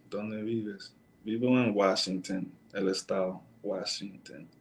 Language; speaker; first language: Spanish; non-native, learner; English